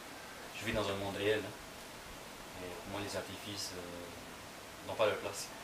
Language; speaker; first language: French; non-native, local second language; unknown